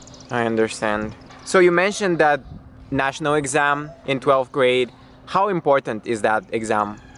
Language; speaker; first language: English; non-native, fluent; Bulgarian